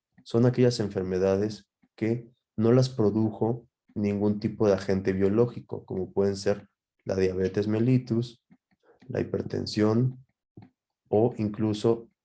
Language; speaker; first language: Spanish; native; Spanish